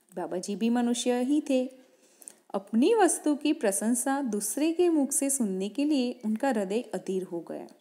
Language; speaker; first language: Hindi; non-native, local second language; Gujarati